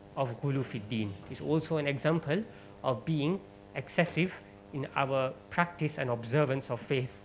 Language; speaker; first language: English; early bilingual, other home language; Urdu